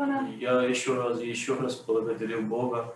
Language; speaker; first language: Russian; non-native, learner; Persian